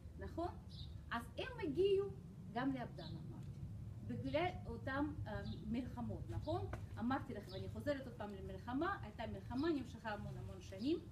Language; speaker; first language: Hebrew; non-native, fluent; Russian